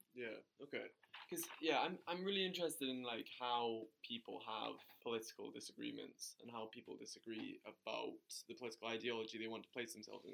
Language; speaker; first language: English; non-native, fluent; German